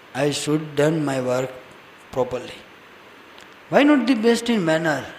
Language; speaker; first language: English; non-native, local second language; Gujarati